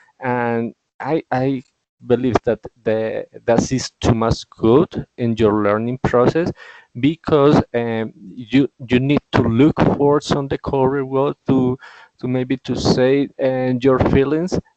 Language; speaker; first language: English; non-native, learner; Spanish